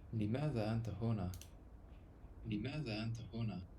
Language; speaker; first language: Arabic; non-native, learner; English